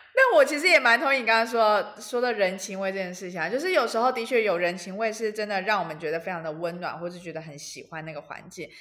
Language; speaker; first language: Chinese; native; Chinese